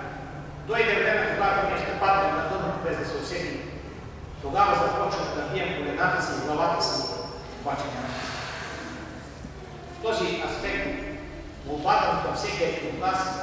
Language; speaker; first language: Bulgarian; non-native, local second language; Turkish